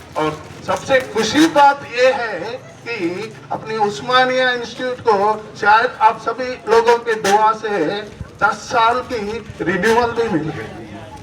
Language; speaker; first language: Hindi; non-native, local second language; Kannada